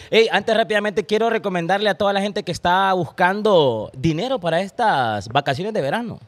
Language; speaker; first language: Spanish; native; Spanish